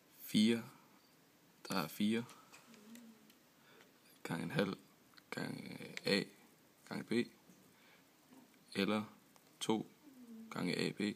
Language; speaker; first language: Danish; native; Danish